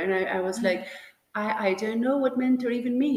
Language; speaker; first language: English; non-native, fluent; Albanian